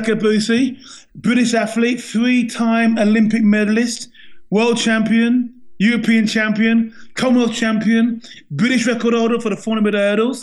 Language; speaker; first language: English; native; English